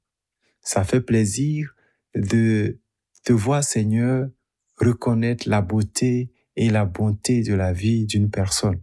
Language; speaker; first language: French; native; French